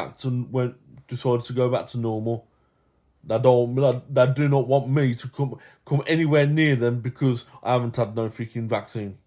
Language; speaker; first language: English; native; English